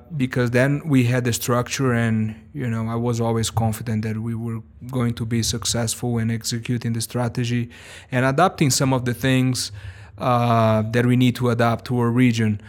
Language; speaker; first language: English; non-native, fluent; Portuguese